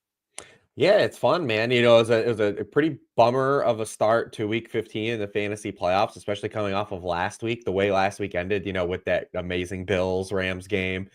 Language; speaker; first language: English; native; English